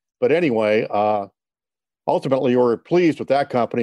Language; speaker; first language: English; native; English